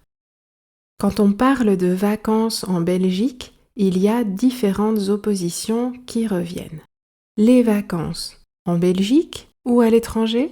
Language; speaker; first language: French; native; French